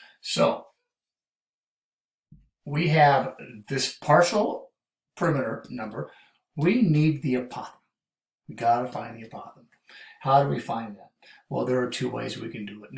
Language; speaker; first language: English; native; English